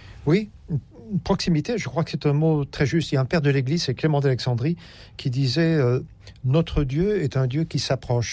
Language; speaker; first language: French; native; French